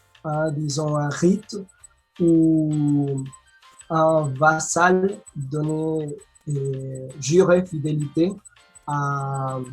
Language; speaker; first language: French; non-native, learner; Spanish